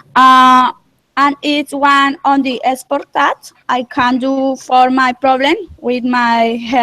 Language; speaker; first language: English; non-native, learner; Spanish